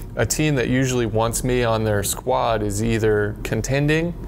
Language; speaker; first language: English; native; English